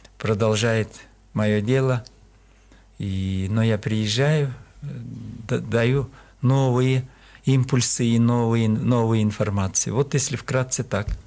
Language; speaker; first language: Russian; non-native, local second language; Kyrgyz